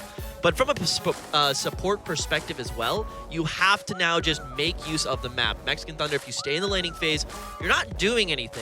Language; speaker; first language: English; native; English